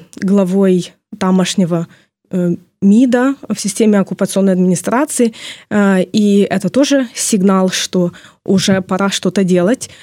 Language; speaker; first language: Russian; non-native, local second language; Ukrainian